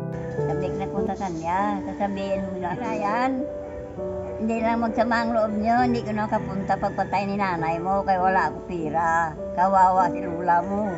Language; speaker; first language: Filipino; non-native, local second language; Hiligaynon